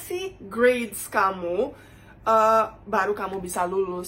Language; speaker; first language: Indonesian; non-native, fluent; Bosnian